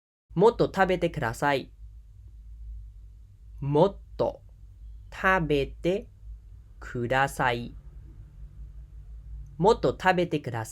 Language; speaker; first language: Japanese; non-native, fluent; Khmer